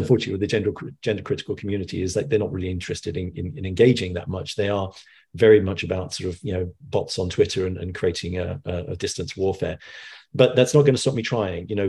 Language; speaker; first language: English; native; English